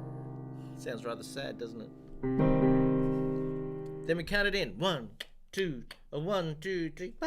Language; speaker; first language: English; native; English